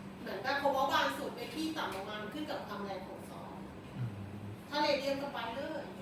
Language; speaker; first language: Thai; native; Thai